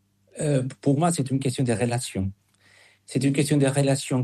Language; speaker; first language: French; non-native, fluent; Spanish